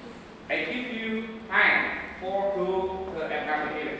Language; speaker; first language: English; non-native, learner; Indonesian